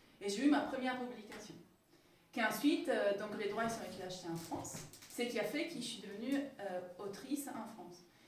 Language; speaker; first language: French; non-native, fluent; Italian